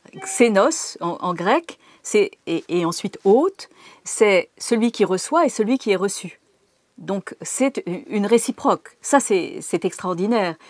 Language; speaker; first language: French; native; French